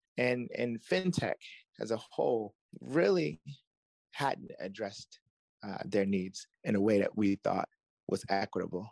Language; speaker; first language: English; native; English